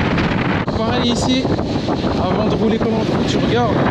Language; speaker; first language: French; native; French